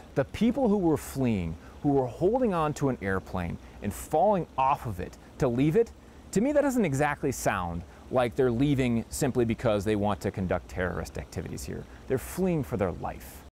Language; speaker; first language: English; native; English